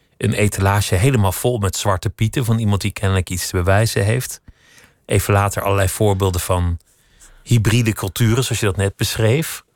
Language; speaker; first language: Dutch; native; Dutch